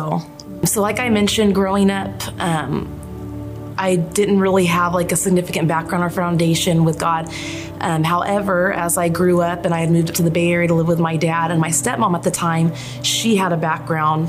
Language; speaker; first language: English; native; English